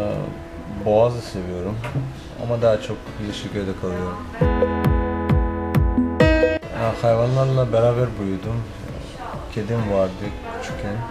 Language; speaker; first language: Turkish; non-native, fluent; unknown